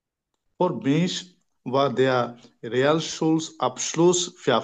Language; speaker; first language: German; non-native, learner; Bangla